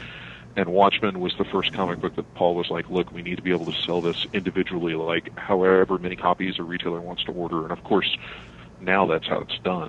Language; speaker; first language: English; native; English